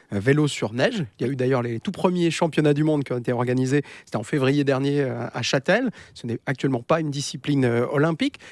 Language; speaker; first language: French; native; French